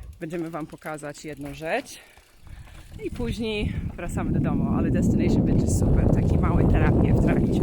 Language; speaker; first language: Polish; non-native, learner; English